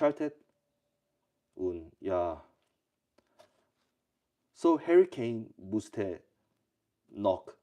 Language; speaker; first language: German; non-native, learner; English